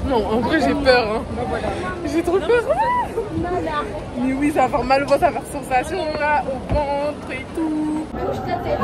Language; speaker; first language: French; native; French